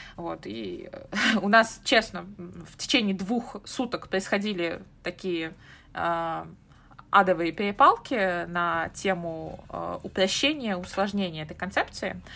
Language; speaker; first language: Russian; native; Russian